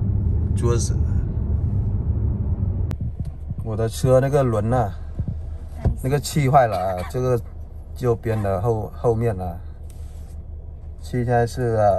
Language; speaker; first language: Chinese; non-native, fluent; Vietnamese